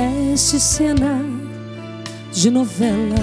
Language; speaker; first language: Portuguese; native; Portuguese